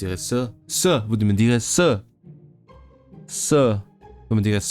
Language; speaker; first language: French; non-native, learner; Cantonese